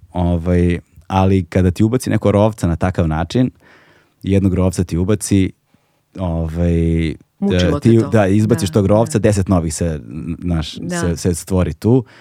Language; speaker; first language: Serbian; native; Serbian